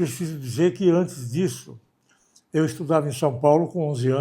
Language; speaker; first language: Portuguese; native; Portuguese